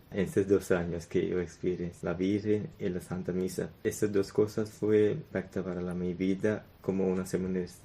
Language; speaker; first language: Spanish; non-native, learner; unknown